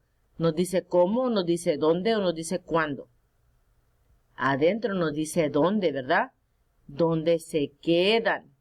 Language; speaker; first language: Spanish; early bilingual, heritage; Spanish